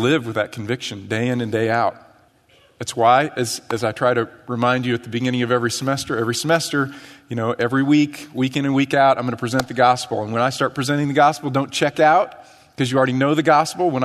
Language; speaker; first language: English; native; English